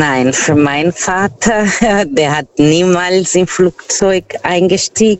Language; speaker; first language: German; non-native, learner; Portuguese